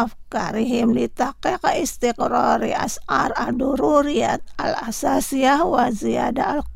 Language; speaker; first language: Arabic; non-native, fluent; Indonesian